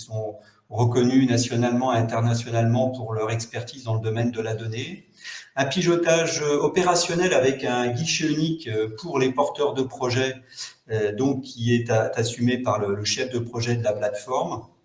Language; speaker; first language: French; native; French